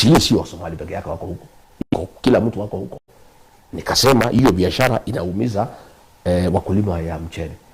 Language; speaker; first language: Swahili; non-native, local second language; Kikuyu